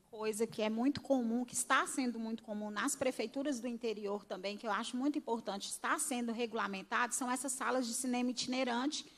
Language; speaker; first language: Portuguese; native; Portuguese